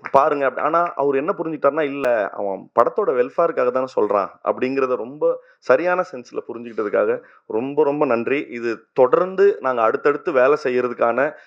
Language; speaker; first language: Tamil; native; Tamil